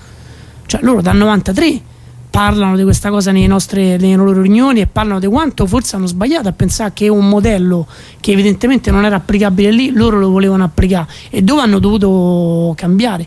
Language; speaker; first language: Italian; native; Italian